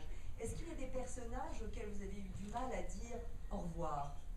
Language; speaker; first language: French; native; French